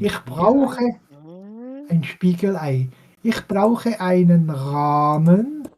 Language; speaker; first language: German; non-native, fluent; French